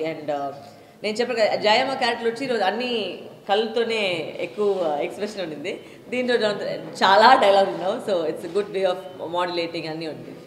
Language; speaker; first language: Telugu; non-native, local second language; Tamil